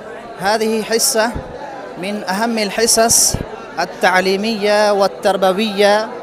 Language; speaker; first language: Arabic; non-native, fluent; Urdu